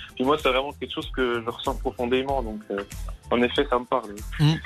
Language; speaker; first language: French; native; French